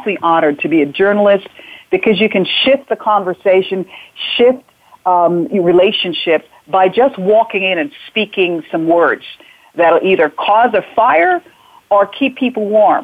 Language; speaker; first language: English; native; English